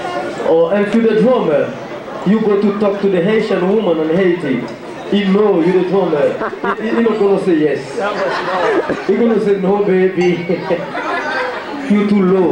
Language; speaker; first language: English; non-native, learner; Haitian Creole